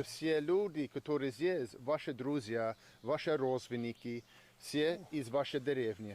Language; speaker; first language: Russian; non-native, learner; English